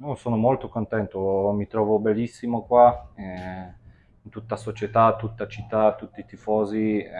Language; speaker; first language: Italian; non-native, fluent; Polish